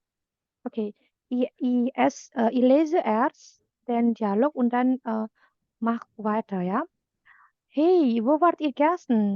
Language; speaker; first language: German; non-native, fluent; Indonesian